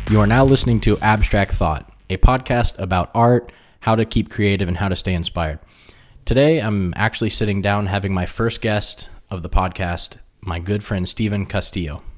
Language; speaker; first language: English; native; English